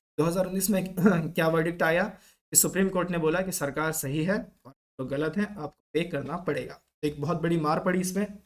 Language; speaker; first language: Hindi; native; Hindi